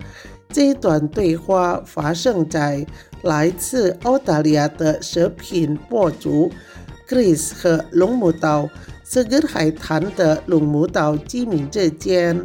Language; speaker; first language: Chinese; non-native, fluent; Indonesian